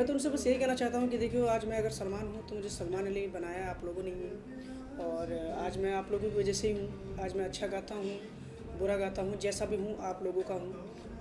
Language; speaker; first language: Hindi; native; Hindi